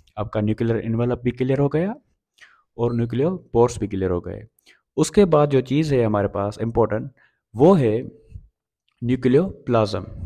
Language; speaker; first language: Urdu; non-native, local second language; Sindhi